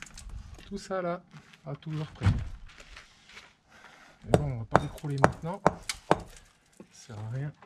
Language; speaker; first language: French; native; French